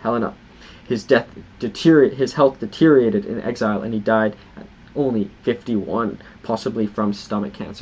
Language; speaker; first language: English; native; English